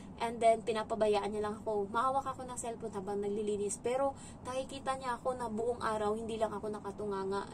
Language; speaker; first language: Filipino; native; Filipino